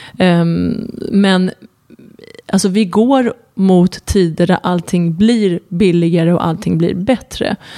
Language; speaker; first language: Swedish; early bilingual, other home language; Persian